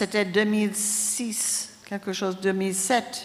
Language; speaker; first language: French; non-native, fluent; English